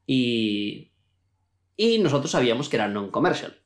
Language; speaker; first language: Spanish; non-native, local second language; Galician